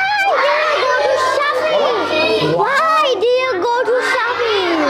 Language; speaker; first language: English; non-native, learner; Bangla